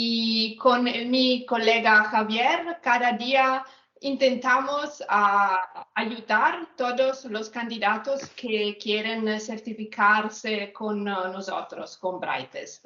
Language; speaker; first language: Spanish; non-native, fluent; Italian